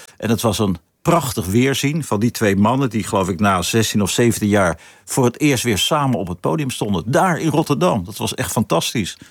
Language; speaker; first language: Dutch; native; Dutch